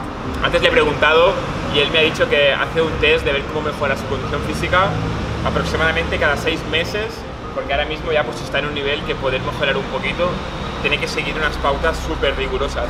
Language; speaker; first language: Spanish; native; Spanish